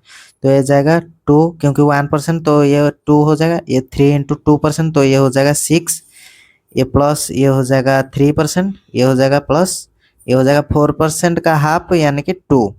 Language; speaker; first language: Hindi; native; Hindi